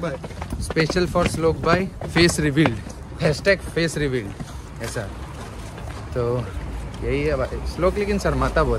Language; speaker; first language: Hindi; native; Hindi